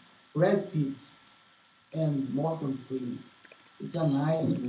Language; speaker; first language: English; non-native, learner; Portuguese